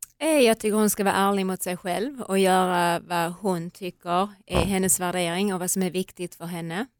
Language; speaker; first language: Swedish; native; Swedish